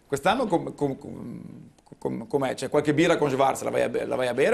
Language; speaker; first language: Italian; native; Italian